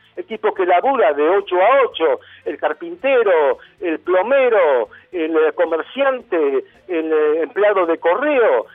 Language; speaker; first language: Spanish; early bilingual, other home language; Hungarian